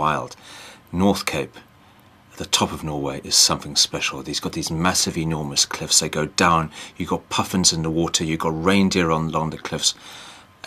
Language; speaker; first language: English; native; English